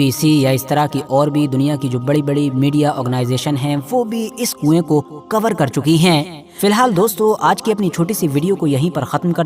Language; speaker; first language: Hindi; native; Hindi